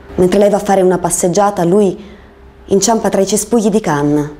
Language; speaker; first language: Italian; native; Italian